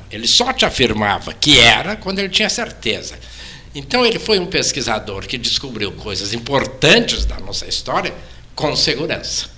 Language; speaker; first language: Portuguese; native; Portuguese